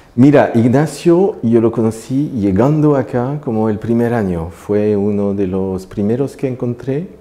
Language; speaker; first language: Spanish; non-native, fluent; French